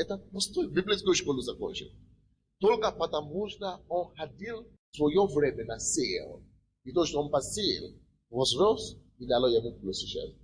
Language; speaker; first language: Russian; non-native, fluent; Yoruba